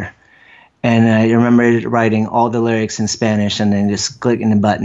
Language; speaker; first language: English; non-native, fluent; Spanish